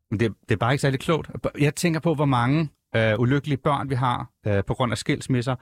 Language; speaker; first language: Danish; native; Danish